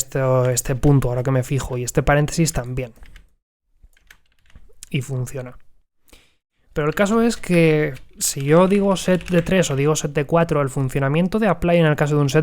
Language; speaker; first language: Spanish; native; Spanish